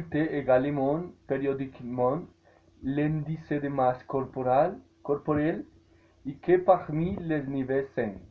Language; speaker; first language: French; non-native, learner; Spanish